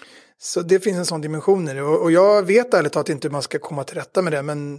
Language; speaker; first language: Swedish; native; Swedish